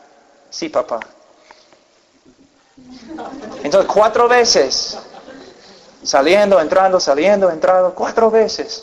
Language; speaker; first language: Spanish; non-native, fluent; English